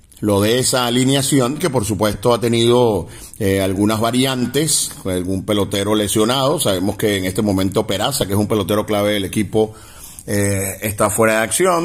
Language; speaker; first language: Spanish; native; Spanish